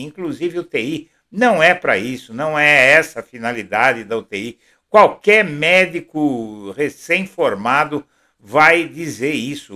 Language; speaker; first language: Portuguese; native; Portuguese